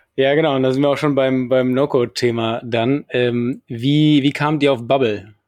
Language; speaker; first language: German; non-native, fluent; Spanish